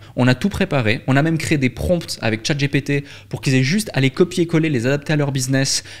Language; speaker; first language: French; native; French